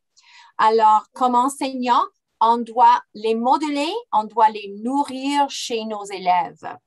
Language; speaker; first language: French; non-native, fluent; English